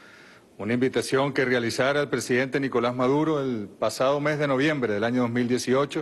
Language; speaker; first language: Spanish; native; Spanish